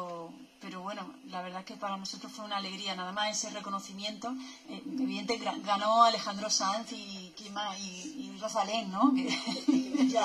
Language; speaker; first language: Spanish; native; Spanish